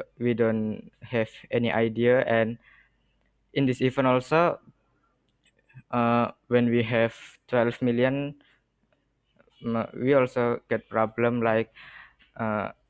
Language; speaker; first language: English; non-native, learner; Indonesian